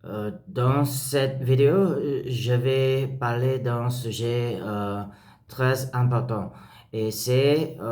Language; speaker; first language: French; non-native, learner; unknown